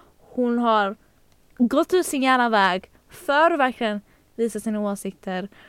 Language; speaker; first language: Swedish; native; Swedish